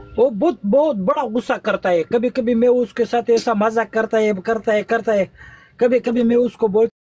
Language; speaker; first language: Hindi; non-native, learner; Pashto